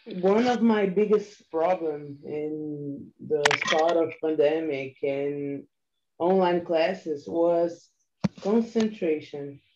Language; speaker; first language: English; non-native, learner; Portuguese